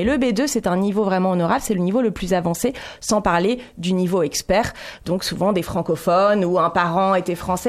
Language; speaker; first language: French; native; French